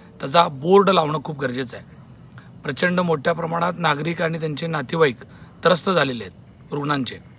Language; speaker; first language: Marathi; native; Marathi